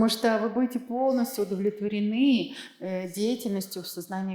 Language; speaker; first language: Russian; native; Russian